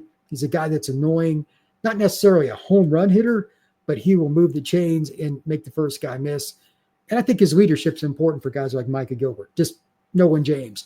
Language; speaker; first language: English; native; English